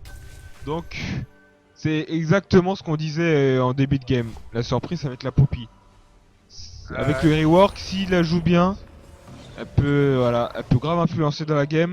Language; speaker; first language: French; native; French